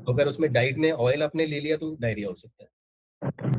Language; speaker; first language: Hindi; native; Hindi